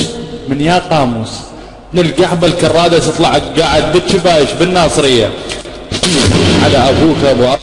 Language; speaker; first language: Arabic; native; Arabic